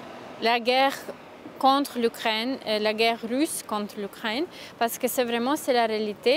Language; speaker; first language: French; non-native, fluent; Ukrainian